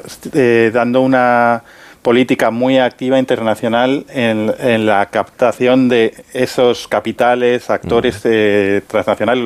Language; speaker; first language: Spanish; native; Spanish